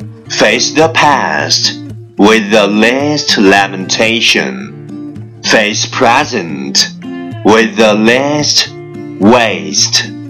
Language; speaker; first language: English; non-native, fluent; Chinese